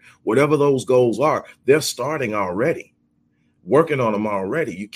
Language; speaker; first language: English; native; English